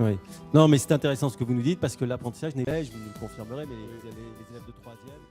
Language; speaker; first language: French; native; French